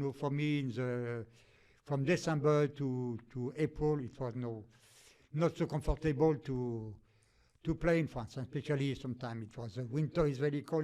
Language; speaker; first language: English; non-native, fluent; French